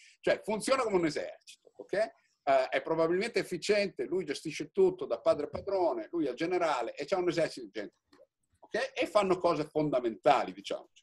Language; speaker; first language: Italian; native; Italian